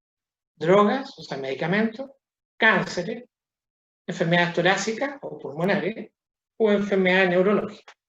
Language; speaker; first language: Spanish; native; Spanish